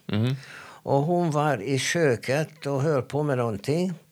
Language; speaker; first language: Swedish; non-native, fluent; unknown